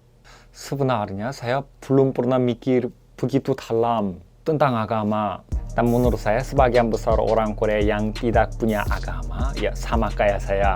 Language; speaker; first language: Indonesian; non-native, fluent; Korean